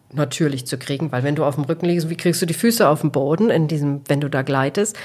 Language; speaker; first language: German; native; German